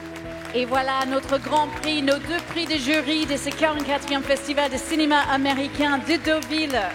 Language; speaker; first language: French; native; French